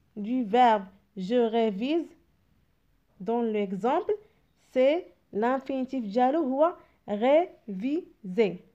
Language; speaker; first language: French; non-native, local second language; Arabic